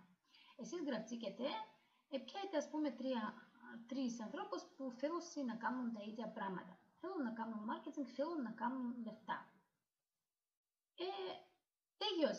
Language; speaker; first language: Greek; non-native, learner; Russian